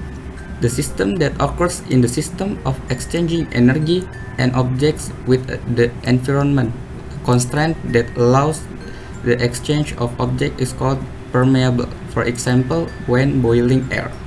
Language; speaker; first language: English; non-native, learner; Indonesian